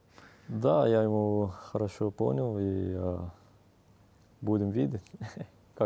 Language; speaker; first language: Russian; non-native, learner; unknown